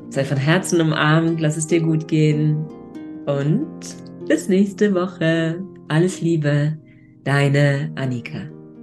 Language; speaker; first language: German; native; German